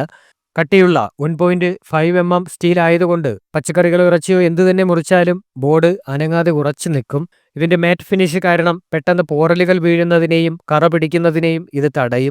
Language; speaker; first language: Malayalam; native; Malayalam